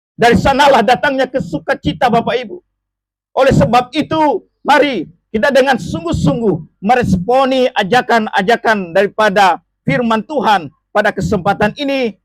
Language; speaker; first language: Indonesian; non-native, local second language; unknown